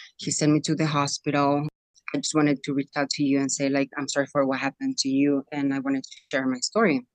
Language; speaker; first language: English; non-native, fluent; Spanish